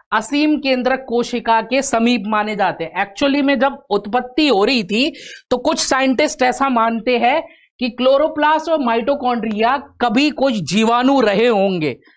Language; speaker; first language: Hindi; native; Hindi